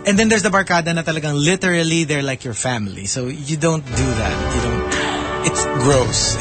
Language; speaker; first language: English; non-native, local second language; Filipino